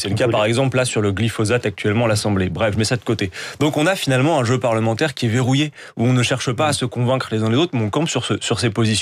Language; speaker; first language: French; native; French